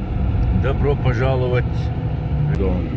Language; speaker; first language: Russian; non-native, local second language; Chechen